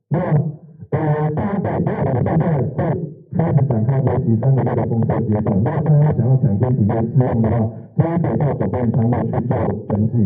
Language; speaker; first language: Chinese; native; Chinese